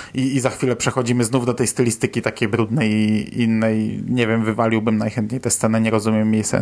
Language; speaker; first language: Polish; native; Polish